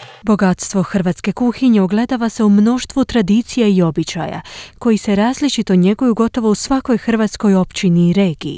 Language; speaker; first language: Croatian; native; Croatian